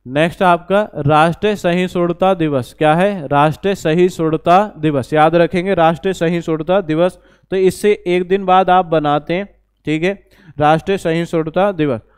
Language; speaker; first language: Hindi; native; Hindi